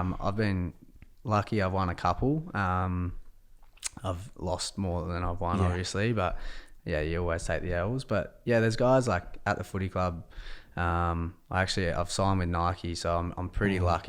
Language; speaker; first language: English; native; English